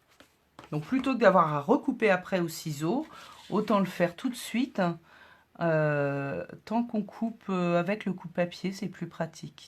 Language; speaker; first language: French; native; French